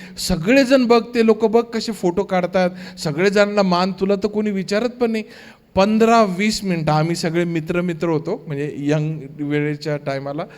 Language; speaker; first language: Marathi; native; Marathi